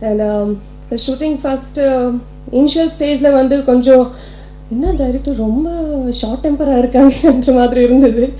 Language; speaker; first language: Tamil; non-native, local second language; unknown